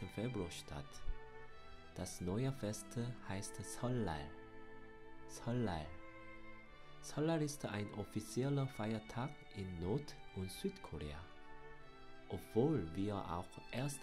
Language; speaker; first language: German; non-native, fluent; Korean